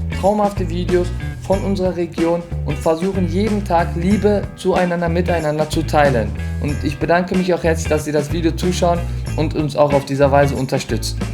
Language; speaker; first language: German; non-native, fluent; Turkish